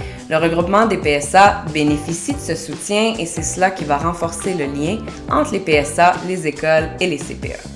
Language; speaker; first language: French; native; French